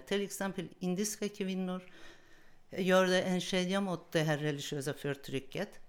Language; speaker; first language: Swedish; non-native, learner; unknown